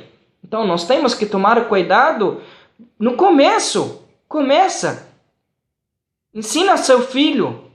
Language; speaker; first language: Portuguese; non-native, fluent; Arabic